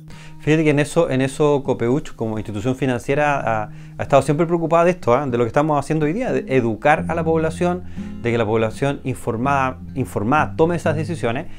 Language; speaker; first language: Spanish; native; Spanish